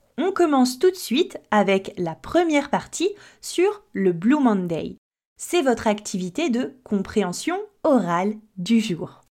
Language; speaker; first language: French; native; French